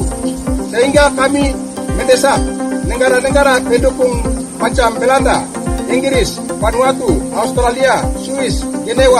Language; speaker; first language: Indonesian; non-native, local second language; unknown